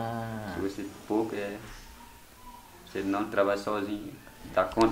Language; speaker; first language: Portuguese; non-native, local second language; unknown